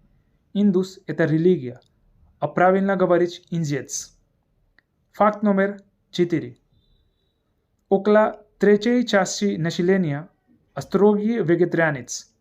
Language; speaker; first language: Russian; non-native, learner; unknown